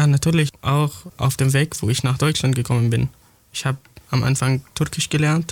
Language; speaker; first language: German; non-native, fluent; Arabic